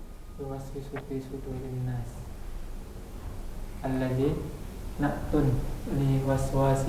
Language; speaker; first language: Arabic; non-native, learner; Indonesian